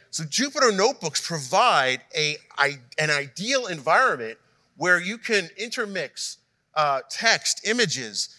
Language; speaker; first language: English; native; English